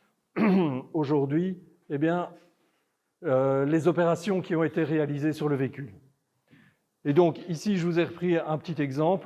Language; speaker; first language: French; native; French